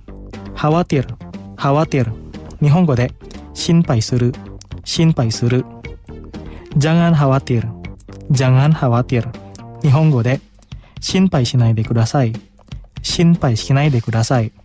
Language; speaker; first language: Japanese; non-native, fluent; Indonesian